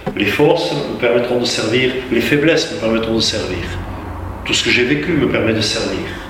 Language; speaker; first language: French; native; French